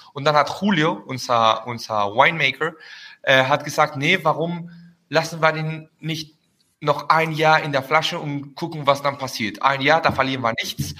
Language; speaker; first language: German; early bilingual, heritage; Spanish